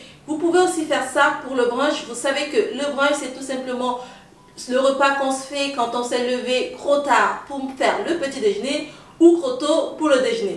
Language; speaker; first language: French; native; French